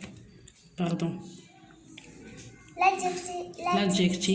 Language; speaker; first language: French; non-native, local second language; Arabic